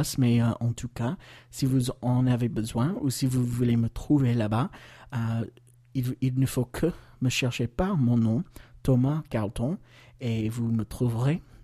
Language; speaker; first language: French; non-native, fluent; English